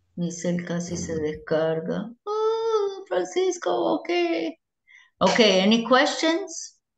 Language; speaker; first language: English; non-native, fluent; Spanish